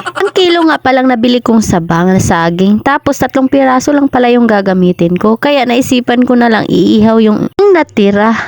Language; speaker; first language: Filipino; non-native, local second language; Cebuano